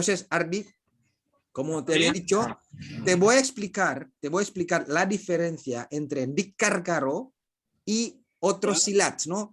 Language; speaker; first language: Spanish; non-native, fluent; Indonesian